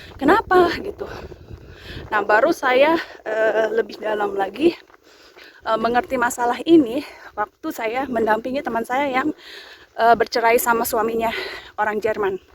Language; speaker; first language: Indonesian; native; Indonesian